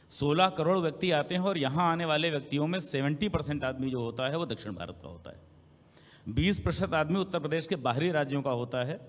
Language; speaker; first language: Hindi; native; Hindi